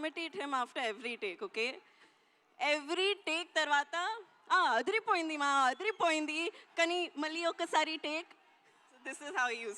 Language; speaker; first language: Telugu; non-native, learner; Hindi